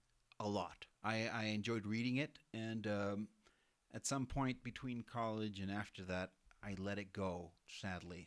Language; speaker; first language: English; non-native, fluent; Spanish